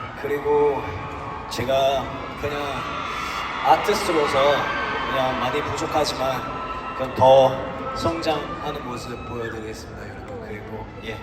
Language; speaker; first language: Korean; early bilingual, heritage; English